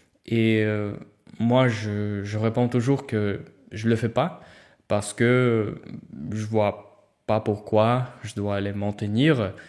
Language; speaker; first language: French; non-native, fluent; Russian